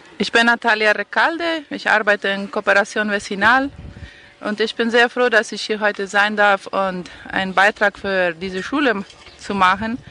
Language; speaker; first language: German; non-native, fluent; Spanish